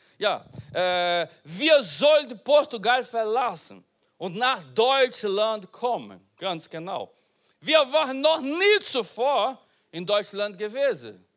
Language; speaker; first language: German; non-native, learner; Portuguese